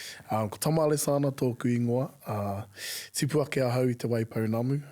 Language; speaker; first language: Māori; non-native, local second language; English